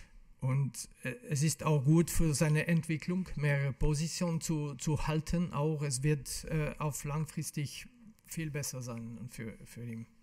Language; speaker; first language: German; non-native, fluent; French